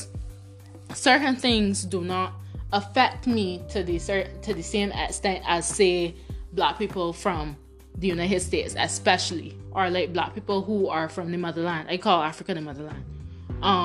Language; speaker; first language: English; non-native, local second language; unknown